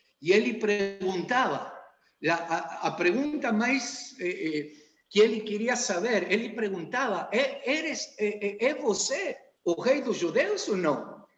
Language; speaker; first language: Portuguese; non-native, learner; Spanish